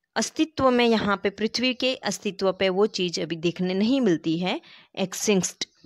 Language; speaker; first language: Hindi; non-native, local second language; Gujarati